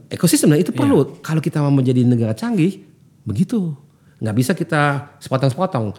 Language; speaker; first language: Indonesian; early bilingual, heritage; German